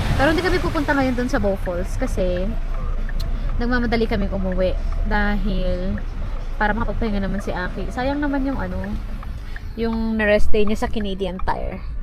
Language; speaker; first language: Filipino; native; Filipino